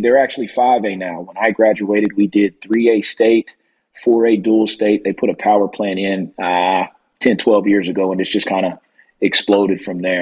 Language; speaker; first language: English; native; English